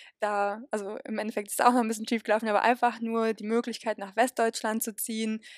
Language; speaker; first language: German; early bilingual, other home language; Polish